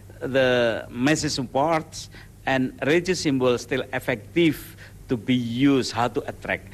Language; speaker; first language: English; non-native, learner; Indonesian